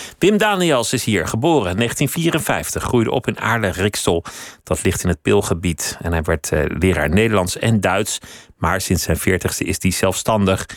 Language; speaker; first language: Dutch; native; Dutch